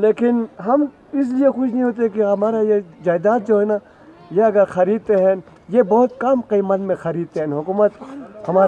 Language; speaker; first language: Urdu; non-native, local second language; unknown